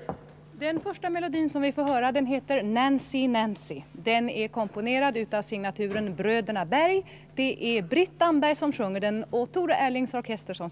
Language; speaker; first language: Swedish; native; Swedish